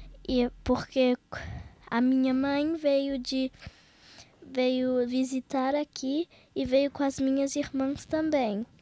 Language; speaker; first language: Portuguese; early bilingual, heritage; Portuguese